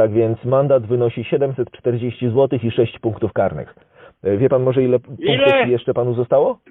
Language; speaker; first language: Polish; native; Polish